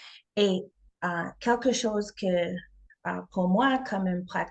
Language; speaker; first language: French; non-native, learner; English